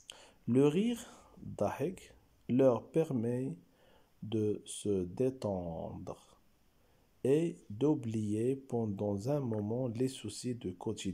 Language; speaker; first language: French; non-native, local second language; Arabic